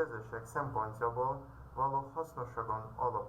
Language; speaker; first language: Hungarian; non-native, learner; Portuguese